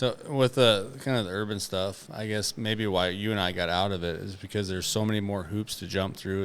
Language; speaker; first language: English; native; English